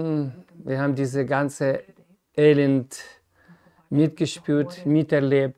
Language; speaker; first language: German; non-native, fluent; Ukrainian